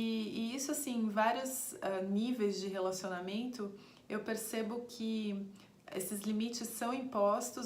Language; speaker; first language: Portuguese; native; Portuguese